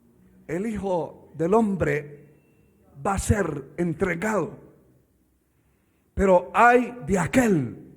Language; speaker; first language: Spanish; native; Spanish